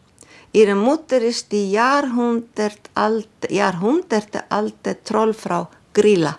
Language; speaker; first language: German; non-native, fluent; Icelandic